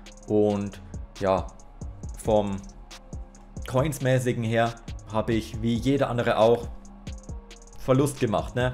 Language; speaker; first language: German; native; German